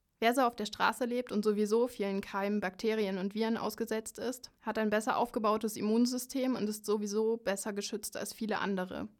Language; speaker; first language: German; native; German